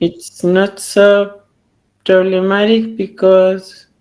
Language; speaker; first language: English; non-native, learner; Spanish